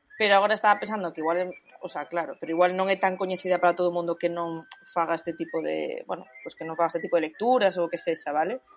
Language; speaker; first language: Galician; native; Galician